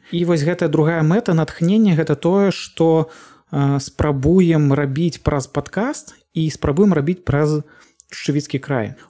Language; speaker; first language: Belarusian; native; Belarusian